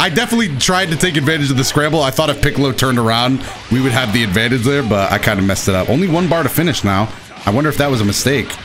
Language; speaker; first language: English; native; English